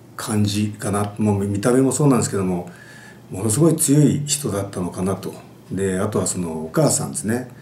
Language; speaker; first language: Japanese; native; Japanese